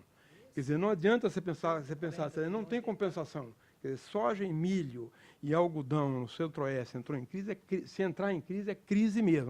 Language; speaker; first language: Portuguese; native; Portuguese